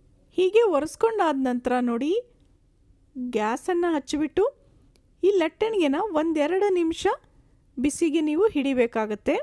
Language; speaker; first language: Kannada; native; Kannada